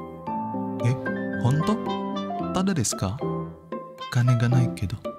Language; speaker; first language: Japanese; non-native, learner; Indonesian